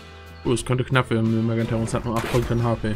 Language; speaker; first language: German; native; German